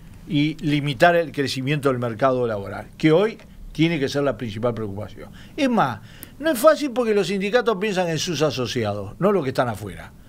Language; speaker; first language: Spanish; native; Spanish